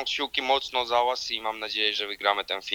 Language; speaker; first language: Polish; non-native, learner; Georgian